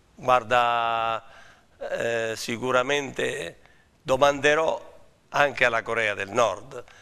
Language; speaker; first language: Italian; native; Italian